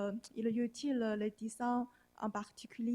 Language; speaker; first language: French; non-native, learner; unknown